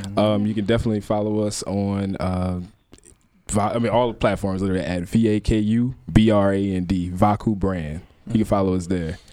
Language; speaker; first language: English; native; English